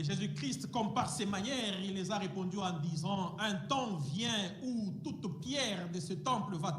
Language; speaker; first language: French; non-native, fluent; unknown